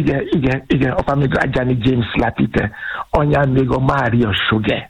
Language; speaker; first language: Hungarian; non-native, fluent; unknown